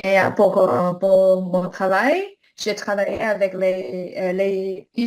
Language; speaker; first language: French; non-native, learner; English